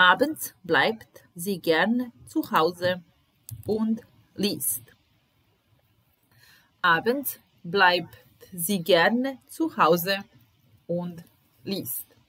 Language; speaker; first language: German; non-native, fluent; Italian